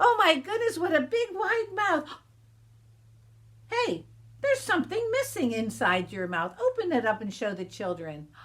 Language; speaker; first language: English; native; English